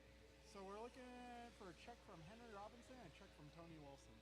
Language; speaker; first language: English; native; English